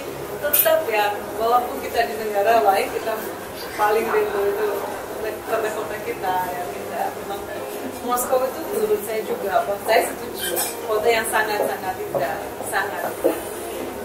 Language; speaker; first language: Indonesian; non-native, fluent; Russian